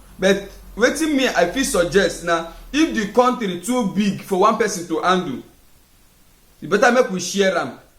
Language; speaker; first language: Nigerian Pidgin; non-native, local second language; Igbo